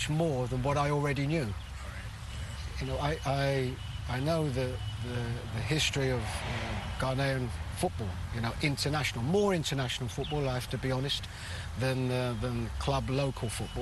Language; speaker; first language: English; native; English